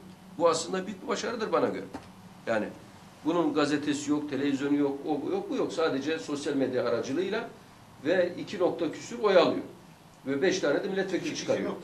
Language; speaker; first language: Turkish; native; Turkish